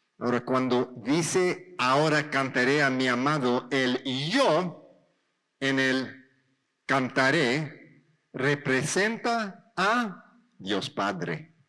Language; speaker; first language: Spanish; non-native, learner; English